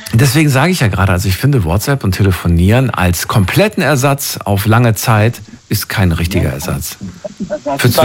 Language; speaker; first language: German; native; German